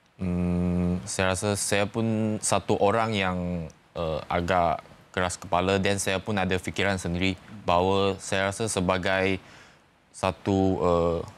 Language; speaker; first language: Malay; non-native, local second language; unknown